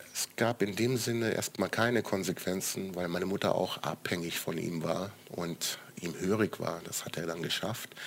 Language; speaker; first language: German; early bilingual, other home language; Croatian